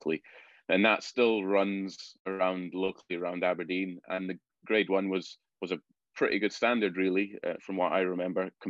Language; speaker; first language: English; native; English